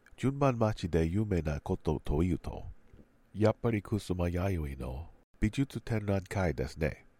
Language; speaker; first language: Japanese; non-native, learner; English